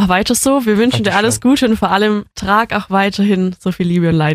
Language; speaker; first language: German; native; German